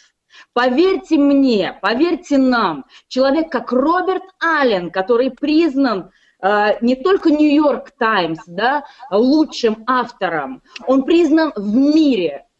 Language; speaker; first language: Russian; native; Russian